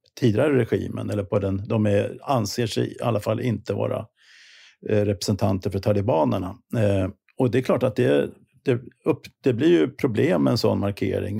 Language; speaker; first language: Swedish; native; Swedish